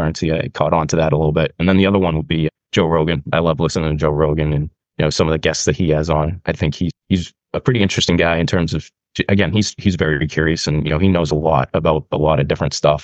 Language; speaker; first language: English; native; English